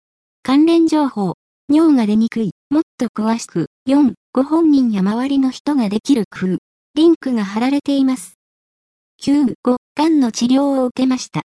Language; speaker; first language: Japanese; native; Japanese